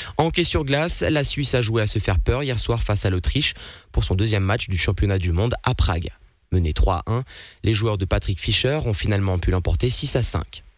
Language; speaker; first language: French; native; French